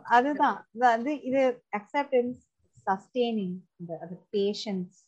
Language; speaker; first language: Tamil; native; Tamil